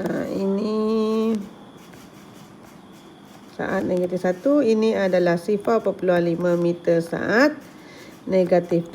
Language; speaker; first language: Malay; native; Malay